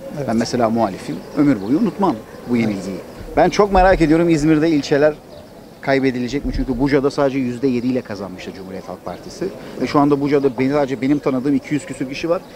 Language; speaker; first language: Turkish; native; Turkish